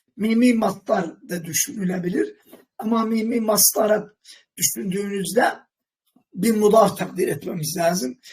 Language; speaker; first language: Turkish; non-native, local second language; Kurdish